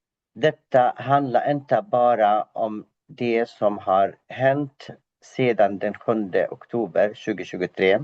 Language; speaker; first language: Swedish; non-native, fluent; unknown